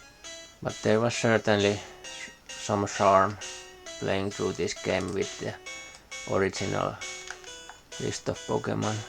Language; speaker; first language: English; non-native, fluent; Finnish